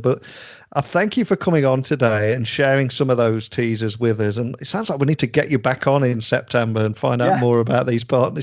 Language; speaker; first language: English; native; English